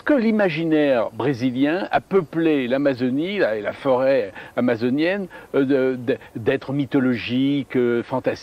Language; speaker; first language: French; native; French